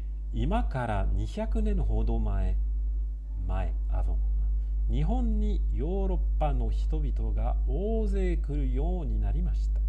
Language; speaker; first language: Japanese; non-native, fluent; French